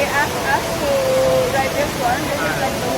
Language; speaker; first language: English; non-native, fluent; Indonesian